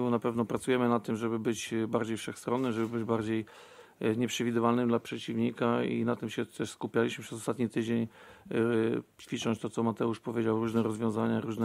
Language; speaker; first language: Polish; native; Polish